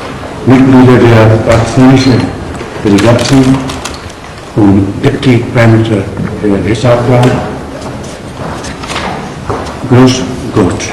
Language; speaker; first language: German; non-native, learner; Punjabi